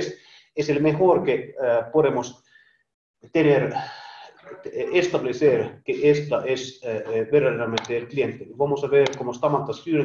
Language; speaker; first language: Spanish; non-native, learner; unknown